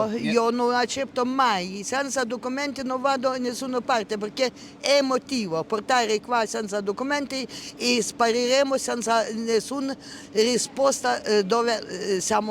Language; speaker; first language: Italian; non-native, learner; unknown